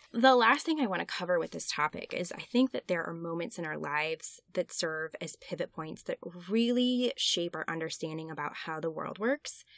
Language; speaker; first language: English; native; English